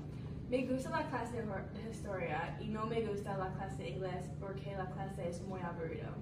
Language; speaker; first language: Spanish; non-native, learner; English